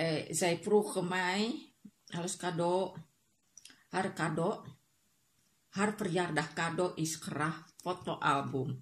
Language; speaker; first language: Dutch; non-native, learner; Indonesian